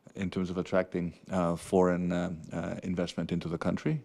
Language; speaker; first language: English; non-native, fluent; Greek